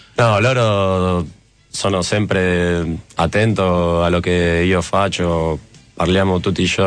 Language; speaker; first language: Italian; non-native, fluent; Spanish